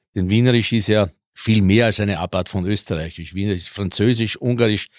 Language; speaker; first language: German; early bilingual, other home language; Croatian